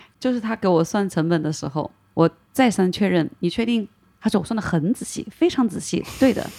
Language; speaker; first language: Chinese; native; Chinese